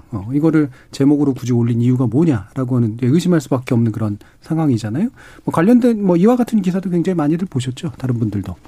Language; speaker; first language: Korean; native; Korean